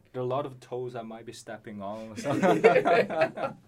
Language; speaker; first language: English; non-native, fluent; Chinese